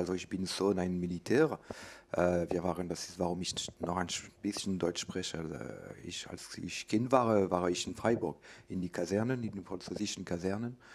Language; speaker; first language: German; non-native, learner; French